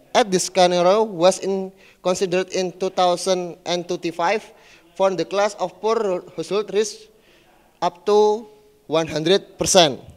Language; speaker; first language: English; non-native, learner; Indonesian